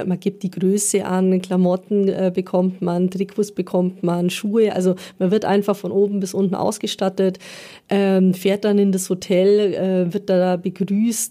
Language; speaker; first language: German; native; German